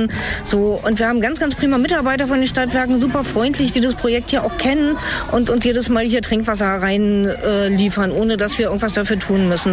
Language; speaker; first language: German; native; German